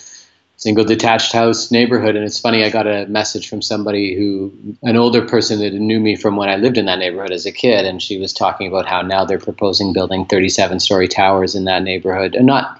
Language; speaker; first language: English; native; English